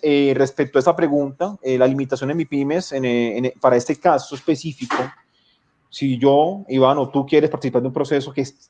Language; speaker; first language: Spanish; native; Spanish